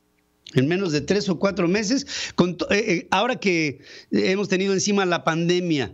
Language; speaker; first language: Spanish; native; Spanish